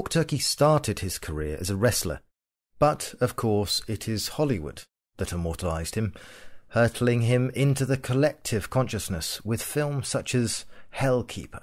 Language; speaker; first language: English; native; English